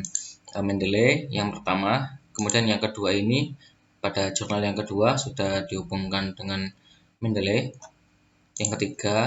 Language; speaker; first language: Indonesian; native; Indonesian